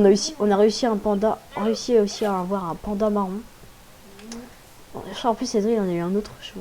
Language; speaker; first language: French; native; French